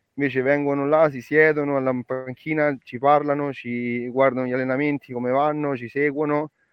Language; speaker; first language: Italian; native; Italian